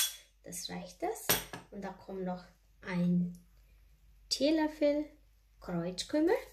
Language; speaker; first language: German; non-native, learner; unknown